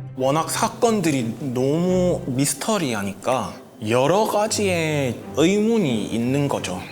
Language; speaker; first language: Korean; non-native, fluent; English